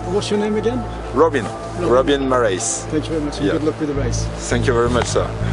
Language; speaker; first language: English; non-native, learner; French